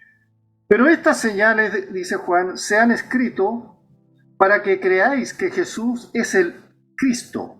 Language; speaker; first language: Spanish; native; Spanish